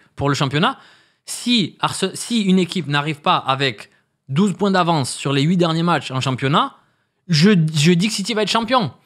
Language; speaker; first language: French; native; French